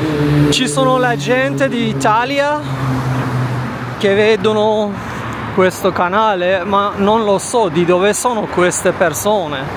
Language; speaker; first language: Italian; non-native, fluent; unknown